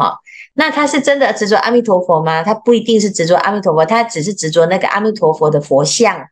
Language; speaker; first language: Chinese; native; Chinese